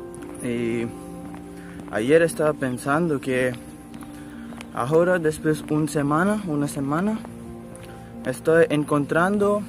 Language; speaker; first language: Spanish; non-native, learner; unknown